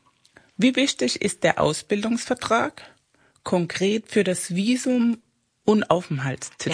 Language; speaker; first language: German; early bilingual, other home language; Spanish